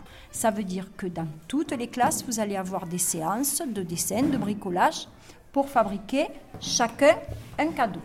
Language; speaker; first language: French; native; French